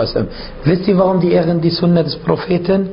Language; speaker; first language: German; non-native, fluent; Arabic